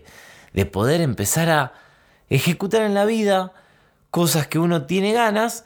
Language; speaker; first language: Spanish; native; Spanish